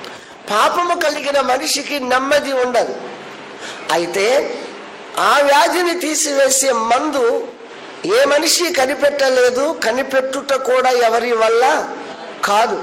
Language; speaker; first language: Telugu; native; Telugu